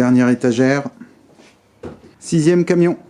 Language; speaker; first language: French; native; French